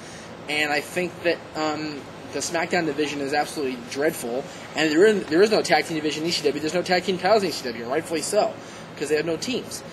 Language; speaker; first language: English; native; English